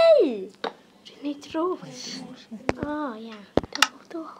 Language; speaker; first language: Welsh; native; Welsh